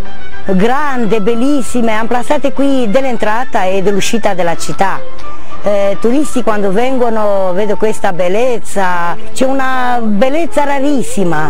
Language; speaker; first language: Italian; non-native, learner; Romanian